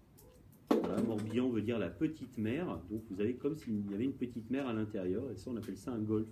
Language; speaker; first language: French; native; French